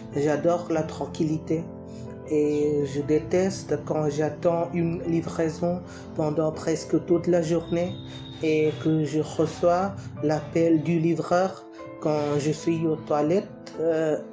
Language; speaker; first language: French; non-native, fluent; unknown